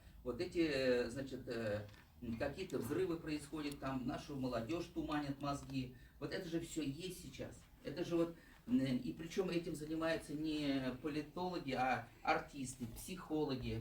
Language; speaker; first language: Russian; native; Russian